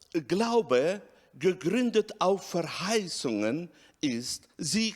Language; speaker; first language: German; non-native, fluent; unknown